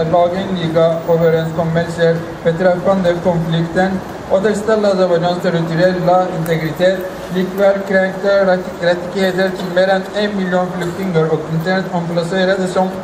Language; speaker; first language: Swedish; non-native, fluent; Azerbaijani